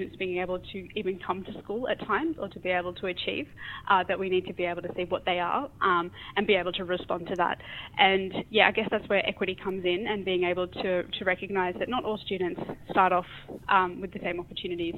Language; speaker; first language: English; native; English